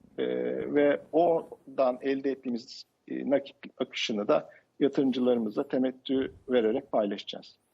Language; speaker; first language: Turkish; native; Turkish